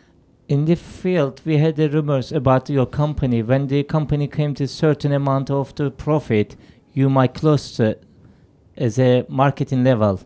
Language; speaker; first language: English; non-native, fluent; Turkish